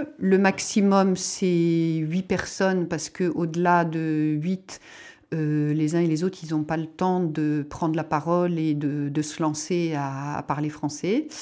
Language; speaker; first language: French; native; French